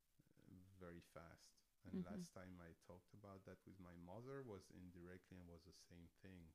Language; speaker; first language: English; non-native, fluent; French